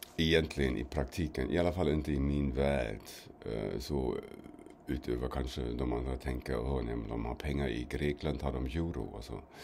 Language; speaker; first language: Swedish; non-native, fluent; German